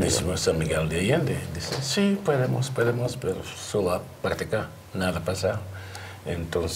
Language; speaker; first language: Spanish; non-native, learner; English